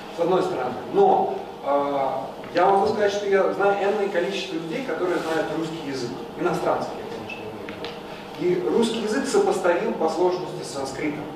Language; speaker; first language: Russian; native; Russian